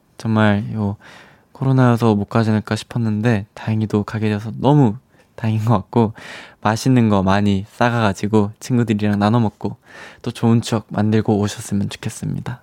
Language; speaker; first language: Korean; native; Korean